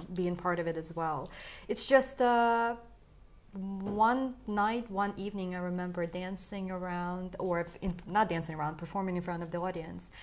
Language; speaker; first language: English; early bilingual, other home language; Russian